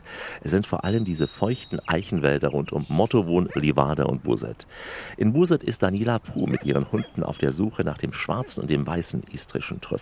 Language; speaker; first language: German; native; German